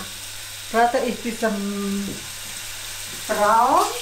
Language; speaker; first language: German; non-native, learner; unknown